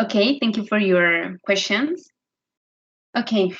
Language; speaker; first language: English; non-native, learner; Spanish